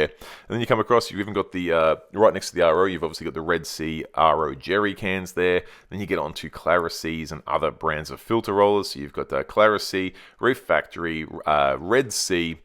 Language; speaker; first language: English; native; English